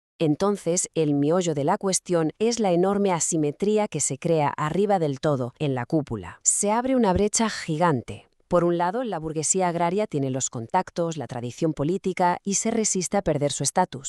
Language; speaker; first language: Spanish; native; Spanish